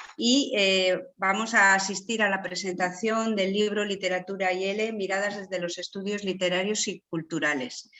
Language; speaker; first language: Spanish; native; Spanish